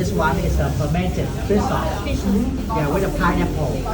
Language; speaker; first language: English; non-native, fluent; Vietnamese